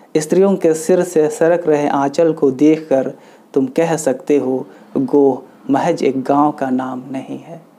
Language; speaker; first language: Hindi; non-native, local second language; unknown